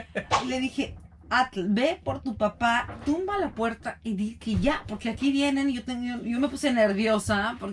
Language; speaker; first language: Spanish; native; Spanish